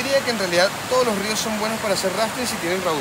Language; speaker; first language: Spanish; native; Spanish